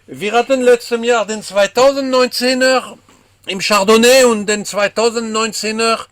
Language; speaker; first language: German; non-native, fluent; French